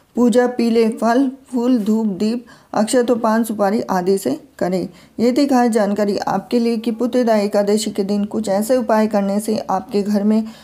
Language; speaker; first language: Hindi; native; Hindi